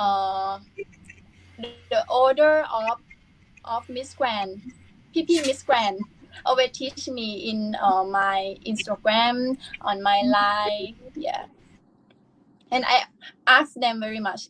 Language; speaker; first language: English; non-native, learner; Thai